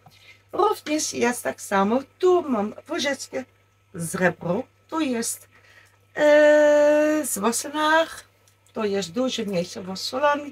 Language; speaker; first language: Polish; non-native, learner; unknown